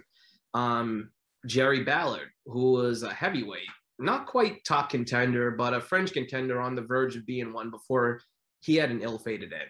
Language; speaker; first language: English; native; English